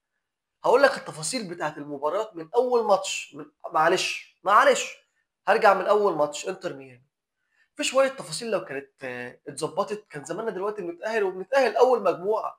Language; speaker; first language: Arabic; native; Arabic